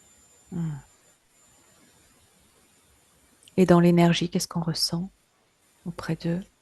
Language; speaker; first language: French; native; French